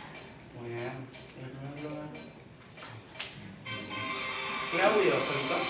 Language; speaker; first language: Spanish; native; Spanish